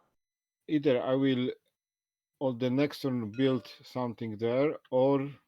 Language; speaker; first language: English; non-native, learner; Polish